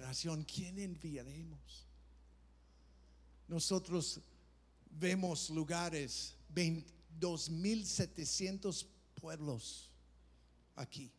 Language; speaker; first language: Spanish; non-native, fluent; English